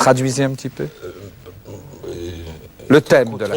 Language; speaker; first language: French; native; French